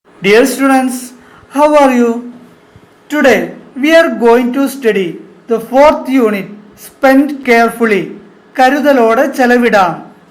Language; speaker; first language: English; non-native, local second language; Malayalam